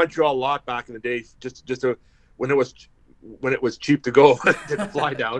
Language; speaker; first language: English; native; English